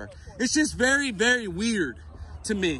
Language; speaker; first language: English; native; English